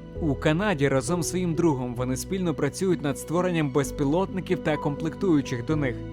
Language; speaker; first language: Ukrainian; native; Ukrainian